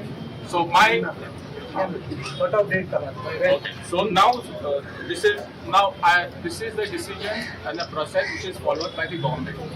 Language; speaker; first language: English; non-native, local second language; Konkani